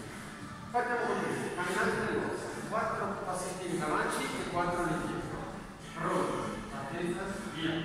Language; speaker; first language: Italian; native; Italian